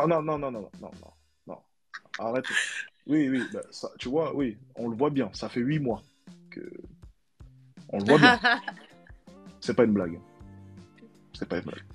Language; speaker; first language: French; native; French